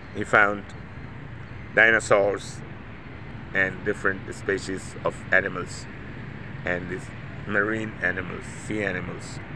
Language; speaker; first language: English; non-native, local second language; Urdu